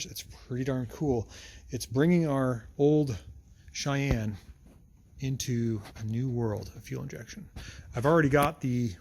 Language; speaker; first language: English; native; English